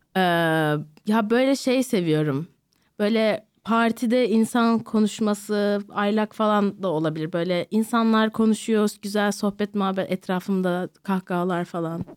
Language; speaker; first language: Turkish; native; Turkish